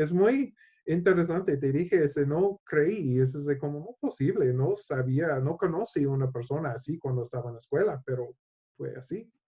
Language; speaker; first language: Spanish; non-native, learner; English